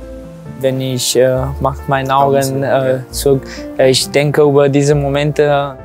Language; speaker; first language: German; non-native, learner; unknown